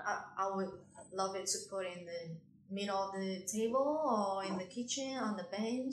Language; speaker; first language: English; non-native, fluent; Indonesian